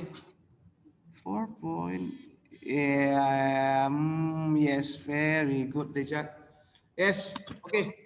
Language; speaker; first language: English; non-native, local second language; Indonesian